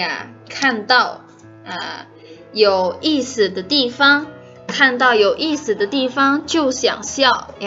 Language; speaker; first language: Chinese; non-native, fluent; Indonesian